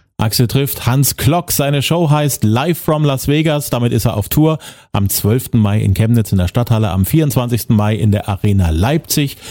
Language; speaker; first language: German; native; German